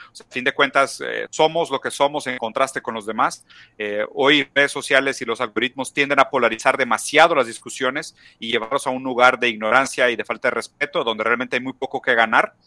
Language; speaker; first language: Spanish; non-native, fluent; Portuguese